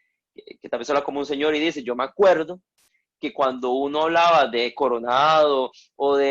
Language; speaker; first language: Spanish; native; Spanish